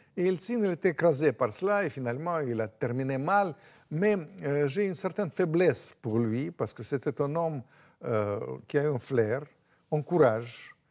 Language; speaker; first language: French; non-native, fluent; Russian